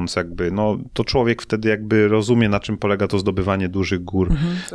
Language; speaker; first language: Polish; native; Polish